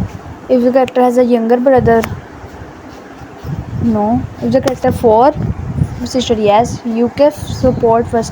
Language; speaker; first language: English; non-native, learner; Urdu